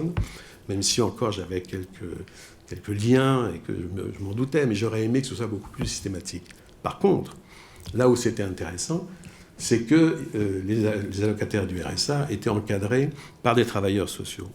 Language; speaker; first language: French; native; French